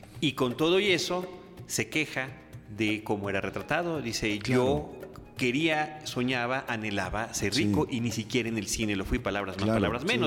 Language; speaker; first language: Spanish; native; Spanish